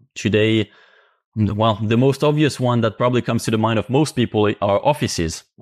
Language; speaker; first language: English; non-native, fluent; Finnish